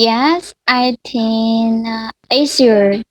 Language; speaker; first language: English; non-native, learner; Vietnamese